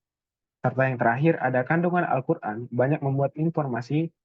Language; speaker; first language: Indonesian; native; Indonesian